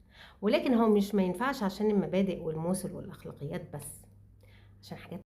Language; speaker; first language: Arabic; native; Arabic